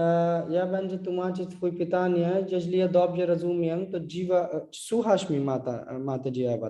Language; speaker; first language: Polish; non-native, learner; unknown